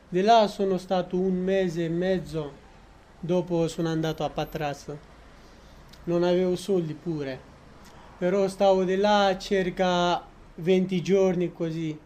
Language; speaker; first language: Italian; non-native, learner; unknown